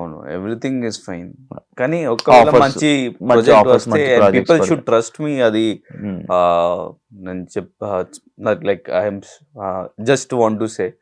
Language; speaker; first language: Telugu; non-native, learner; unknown